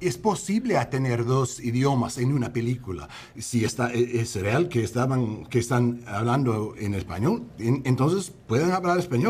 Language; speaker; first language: Spanish; non-native, learner; English